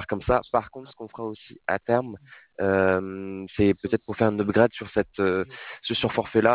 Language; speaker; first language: French; native; French